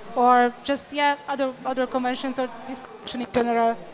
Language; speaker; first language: English; non-native, fluent; Hungarian